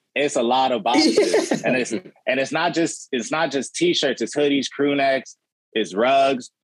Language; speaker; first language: English; native; English